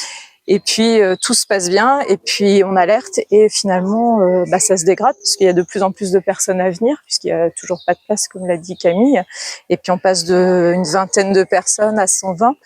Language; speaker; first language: French; native; French